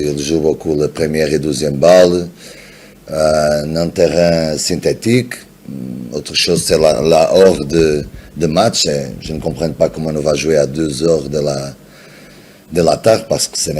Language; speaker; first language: French; non-native, learner; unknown